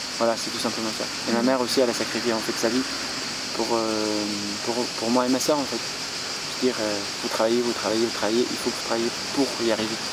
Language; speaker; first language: French; non-native, fluent; Arabic